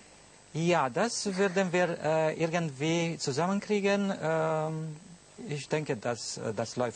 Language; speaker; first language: German; non-native, fluent; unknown